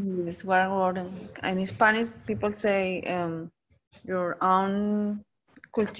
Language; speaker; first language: English; non-native, learner; Spanish